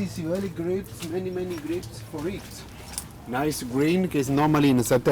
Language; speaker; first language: English; non-native, learner; Italian